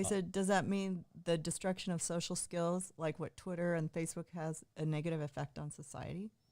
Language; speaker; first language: English; native; English